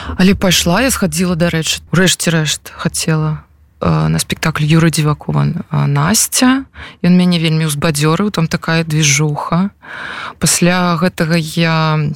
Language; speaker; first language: Belarusian; non-native, local second language; Russian